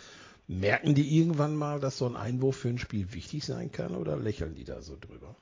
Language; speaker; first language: German; native; German